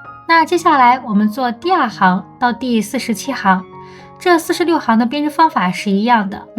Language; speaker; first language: Chinese; native; Chinese